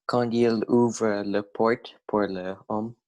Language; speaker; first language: French; non-native, learner; English